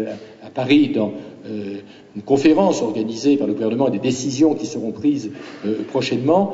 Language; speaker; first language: French; native; French